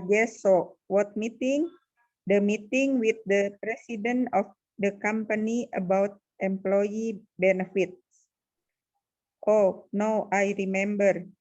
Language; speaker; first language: English; non-native, learner; Indonesian